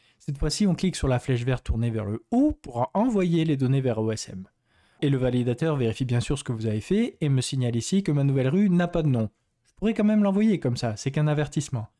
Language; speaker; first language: French; native; French